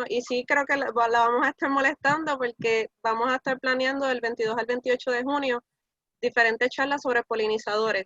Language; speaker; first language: Spanish; native; Spanish